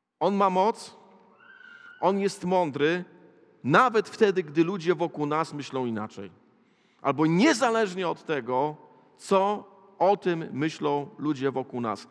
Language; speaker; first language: Polish; native; Polish